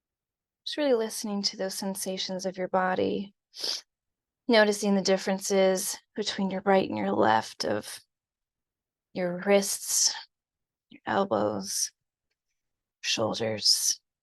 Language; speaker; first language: English; native; English